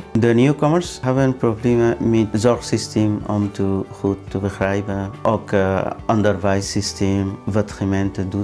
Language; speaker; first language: Dutch; non-native, learner; Arabic